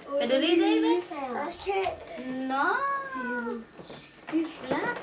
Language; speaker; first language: Danish; non-native, learner; Filipino